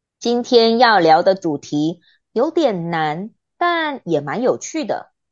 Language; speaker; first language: Chinese; native; Chinese